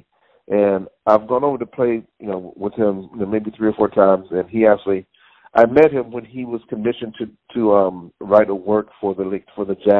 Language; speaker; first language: English; native; English